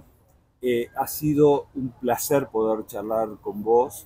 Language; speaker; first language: Spanish; native; Spanish